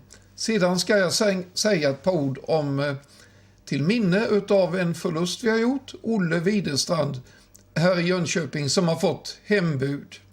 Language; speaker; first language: Swedish; native; Swedish